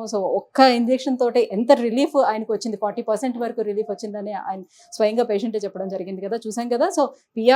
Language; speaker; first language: Telugu; native; Telugu